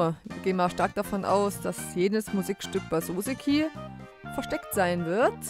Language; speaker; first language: German; native; German